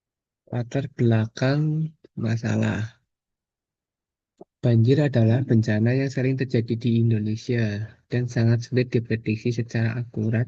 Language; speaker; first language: Indonesian; native; Indonesian